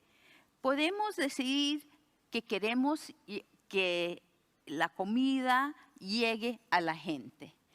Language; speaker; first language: Spanish; early bilingual, heritage; Spanish